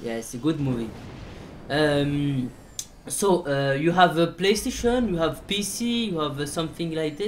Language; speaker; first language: English; non-native, learner; French